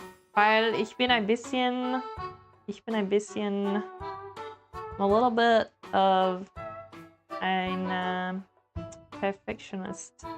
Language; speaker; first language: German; non-native, learner; English